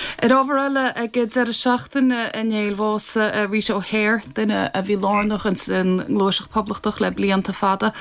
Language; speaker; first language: Irish; native; Irish